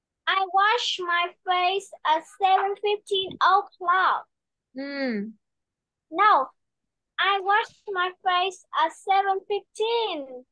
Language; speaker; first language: English; non-native, learner; Vietnamese